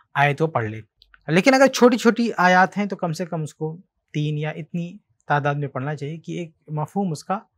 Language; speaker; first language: Hindi; native; Hindi